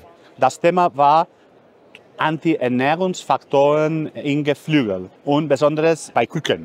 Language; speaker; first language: German; non-native, fluent; Spanish